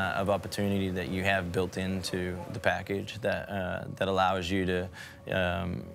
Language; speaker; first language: English; native; English